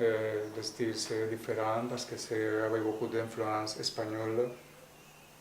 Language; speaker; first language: French; non-native, fluent; Spanish